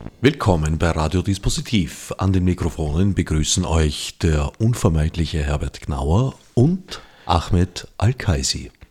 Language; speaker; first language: German; native; German